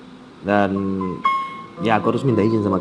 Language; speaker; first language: Indonesian; non-native, fluent; Spanish